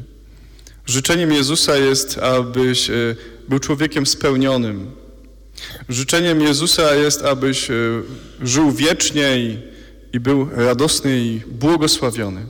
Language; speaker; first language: Polish; native; Polish